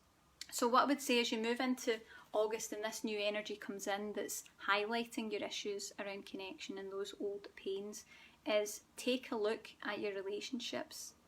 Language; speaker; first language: English; native; English